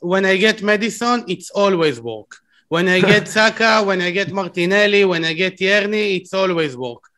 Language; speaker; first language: English; non-native, learner; Hebrew